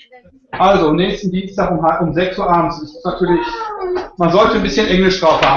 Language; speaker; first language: German; native; German